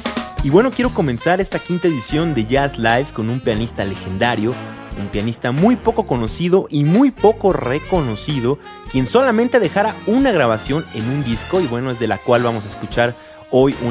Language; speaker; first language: Spanish; native; Spanish